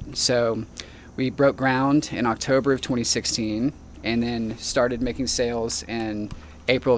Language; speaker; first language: English; native; English